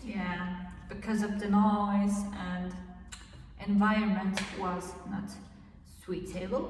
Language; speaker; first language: English; non-native, learner; Kazakh